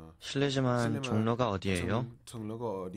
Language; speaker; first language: Korean; non-native, learner; English